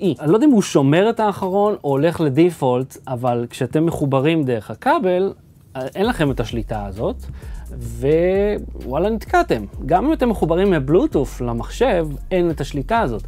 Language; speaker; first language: Hebrew; native; Hebrew